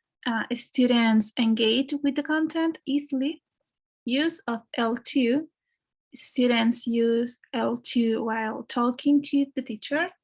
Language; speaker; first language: English; non-native, fluent; Spanish